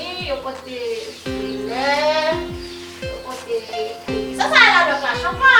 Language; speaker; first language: Portuguese; non-native, learner; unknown